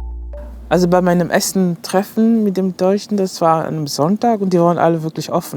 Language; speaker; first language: German; non-native, fluent; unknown